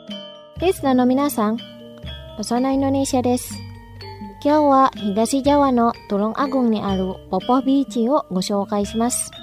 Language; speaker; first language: Japanese; non-native, fluent; Indonesian